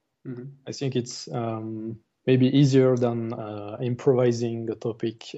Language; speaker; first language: English; non-native, learner; German